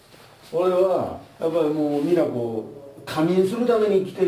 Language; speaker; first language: Japanese; native; Japanese